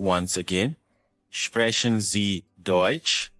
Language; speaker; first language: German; non-native, fluent; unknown